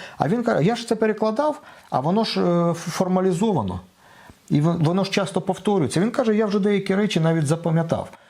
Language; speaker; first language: Ukrainian; non-native, local second language; Russian